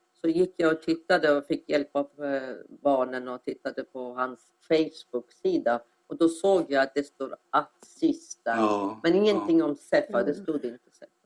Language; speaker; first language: Swedish; non-native, fluent; Persian